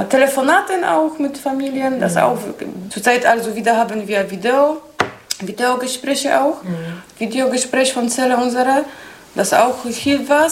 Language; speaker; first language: German; non-native, learner; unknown